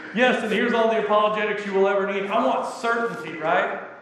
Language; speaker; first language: English; native; English